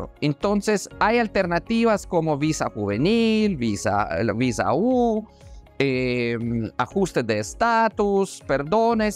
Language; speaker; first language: Spanish; non-native, fluent; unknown